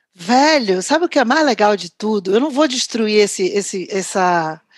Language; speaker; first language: Portuguese; native; Portuguese